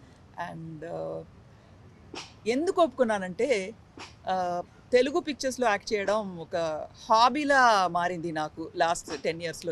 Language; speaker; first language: Telugu; non-native, local second language; Tamil